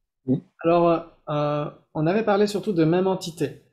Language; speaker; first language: French; native; French